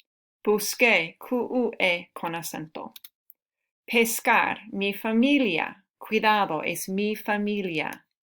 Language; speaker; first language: Spanish; non-native, fluent; English